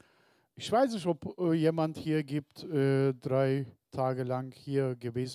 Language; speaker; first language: German; non-native, learner; Turkish